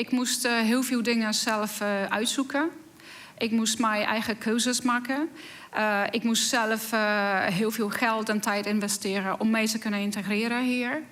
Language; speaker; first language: Dutch; non-native, fluent; Polish